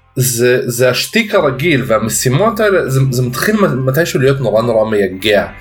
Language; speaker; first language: Hebrew; early bilingual, other home language; Russian